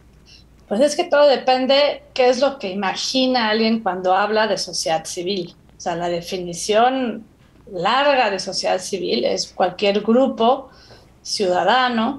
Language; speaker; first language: Spanish; native; Spanish